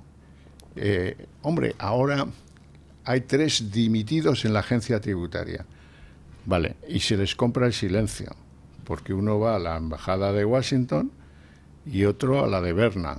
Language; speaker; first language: Spanish; native; Spanish